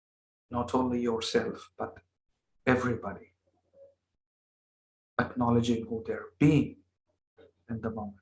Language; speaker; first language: English; non-native, local second language; Hindi